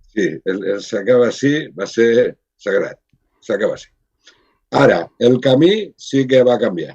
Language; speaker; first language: Catalan; non-native, local second language; Spanish